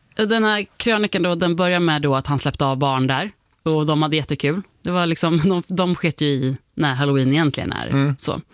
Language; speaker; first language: Swedish; native; Swedish